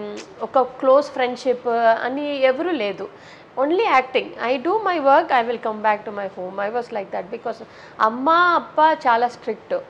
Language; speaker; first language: Telugu; non-native, fluent; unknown